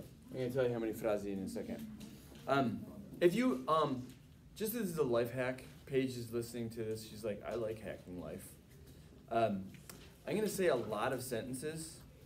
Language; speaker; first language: English; native; English